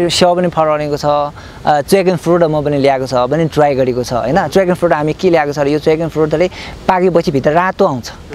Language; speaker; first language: Nepali; non-native, learner; Chinese